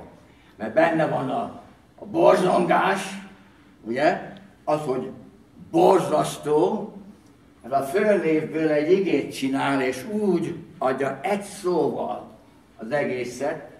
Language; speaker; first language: Hungarian; early bilingual, heritage; Hungarian